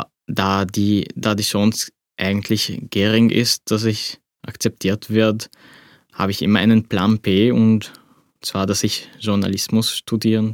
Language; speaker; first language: German; non-native, fluent; Arabic